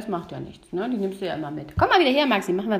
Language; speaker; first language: German; native; German